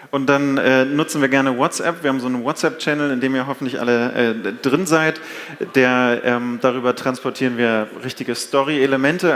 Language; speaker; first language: German; native; German